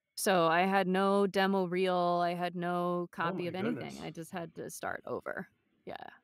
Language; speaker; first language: English; native; English